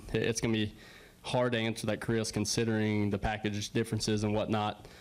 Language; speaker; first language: English; native; English